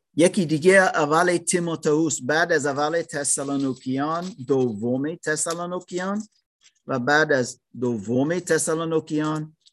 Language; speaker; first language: Persian; non-native, fluent; English